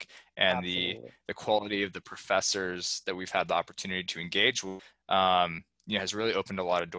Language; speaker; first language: English; native; English